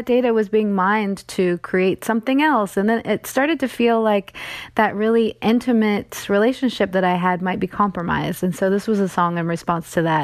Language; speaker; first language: English; native; English